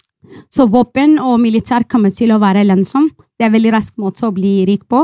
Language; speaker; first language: Norwegian; non-native, fluent; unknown